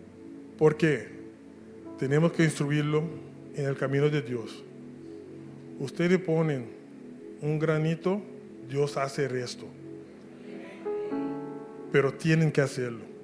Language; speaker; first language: Spanish; non-native, local second language; Papiamento